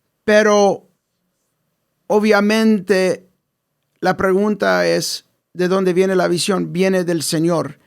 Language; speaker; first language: Spanish; early bilingual, heritage; English